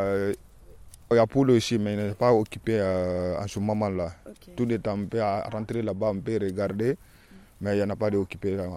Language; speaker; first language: French; non-native, learner; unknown